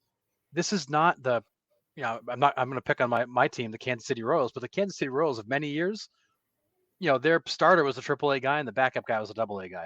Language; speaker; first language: English; native; English